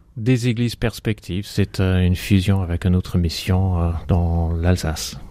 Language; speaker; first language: French; non-native, fluent; English